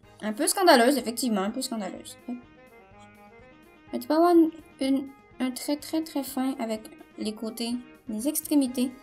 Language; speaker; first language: French; native; French